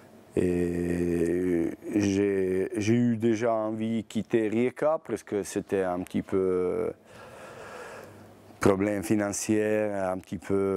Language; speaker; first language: French; non-native, learner; Bosnian